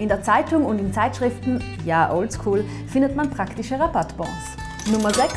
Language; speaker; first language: German; native; German